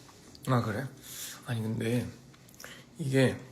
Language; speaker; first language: Korean; early bilingual, heritage; English